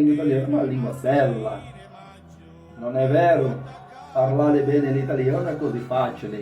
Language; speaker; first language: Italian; non-native, fluent; Portuguese